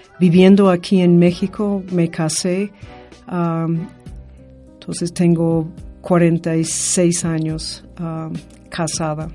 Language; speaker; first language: Spanish; non-native, fluent; English